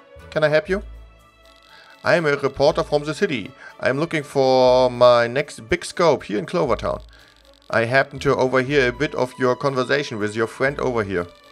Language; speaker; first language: English; non-native, fluent; German